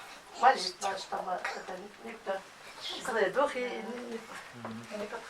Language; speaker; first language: Russian; non-native, local second language; Bashkir